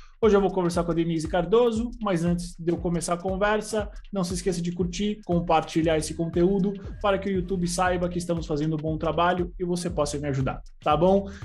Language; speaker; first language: Portuguese; native; Portuguese